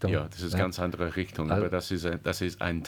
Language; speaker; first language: German; non-native, learner; English